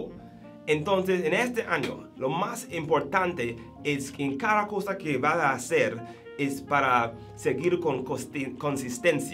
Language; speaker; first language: Spanish; non-native, learner; English